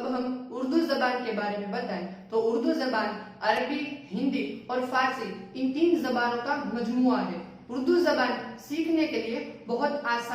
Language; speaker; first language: Hindi; non-native, local second language; Gujarati